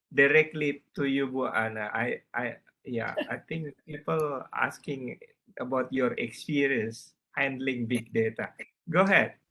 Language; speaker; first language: English; non-native, learner; Indonesian